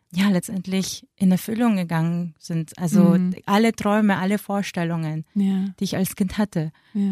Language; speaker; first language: German; early bilingual, other home language; Filipino